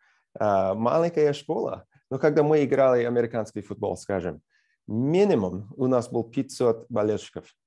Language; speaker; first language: Russian; non-native, fluent; English